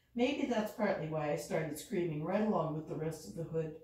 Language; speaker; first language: English; native; English